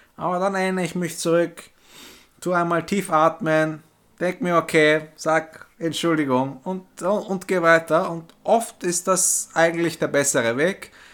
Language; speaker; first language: German; early bilingual, other home language; Turkish